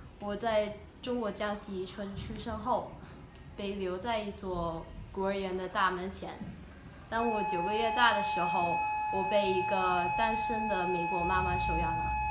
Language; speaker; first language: Chinese; non-native, learner; English